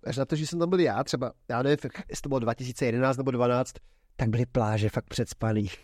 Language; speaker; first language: Czech; native; Czech